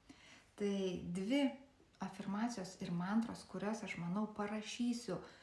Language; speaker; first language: Lithuanian; native; Lithuanian